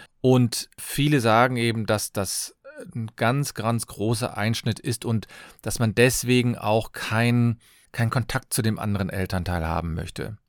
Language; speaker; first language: German; native; German